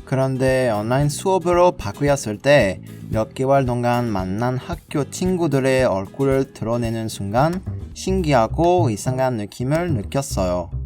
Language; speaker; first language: Korean; non-native, learner; French